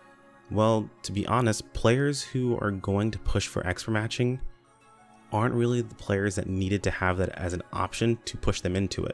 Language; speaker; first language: English; native; English